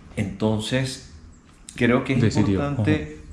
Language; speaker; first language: Spanish; early bilingual, other home language; Japanese